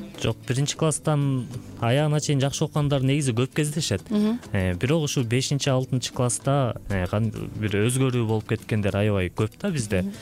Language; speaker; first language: Kyrgyz; native; Kyrgyz